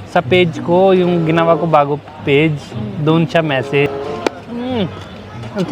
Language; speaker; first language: Filipino; non-native, learner; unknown